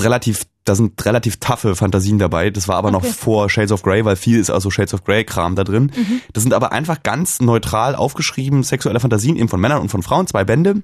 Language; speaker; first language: German; native; German